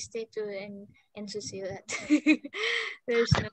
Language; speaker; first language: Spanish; non-native, learner; Indonesian